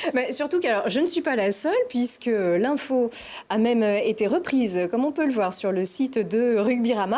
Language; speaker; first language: French; native; French